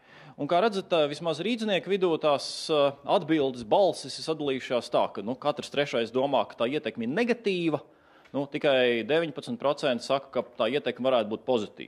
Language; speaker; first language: Latvian; native; Latvian